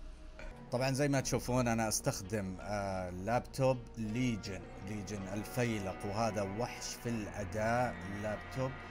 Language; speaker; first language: Arabic; native; Arabic